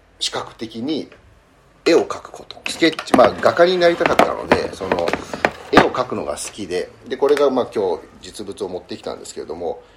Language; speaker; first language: Japanese; early bilingual, heritage; Japanese